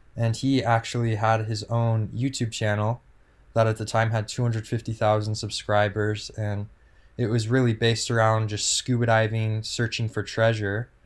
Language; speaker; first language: English; native; English